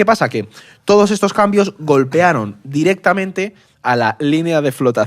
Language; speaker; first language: Spanish; native; Spanish